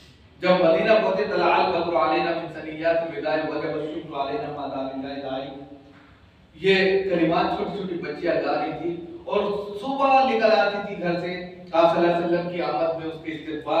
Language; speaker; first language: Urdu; native; Urdu